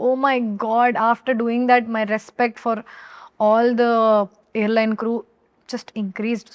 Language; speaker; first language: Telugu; non-native, local second language; Hindi